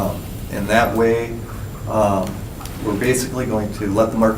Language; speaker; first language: English; native; English